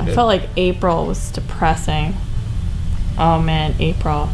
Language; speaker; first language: English; native; English